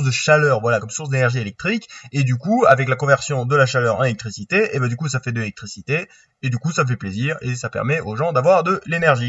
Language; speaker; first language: French; native; French